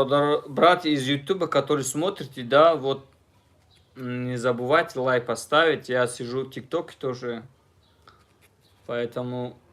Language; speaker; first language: Russian; non-native, learner; Tajik